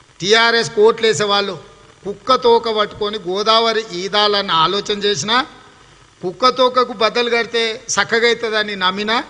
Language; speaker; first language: Telugu; native; Telugu